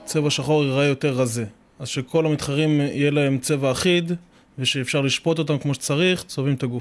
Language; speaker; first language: Hebrew; native; Hebrew